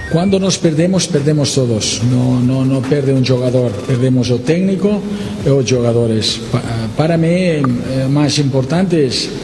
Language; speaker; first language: Portuguese; non-native, learner; Spanish